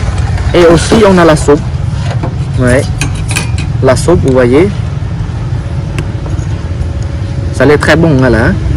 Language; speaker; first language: French; non-native, fluent; Khmer